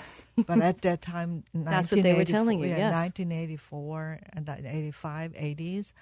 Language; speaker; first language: English; non-native, fluent; Korean